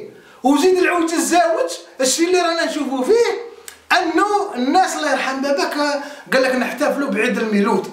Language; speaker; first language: Arabic; native; Arabic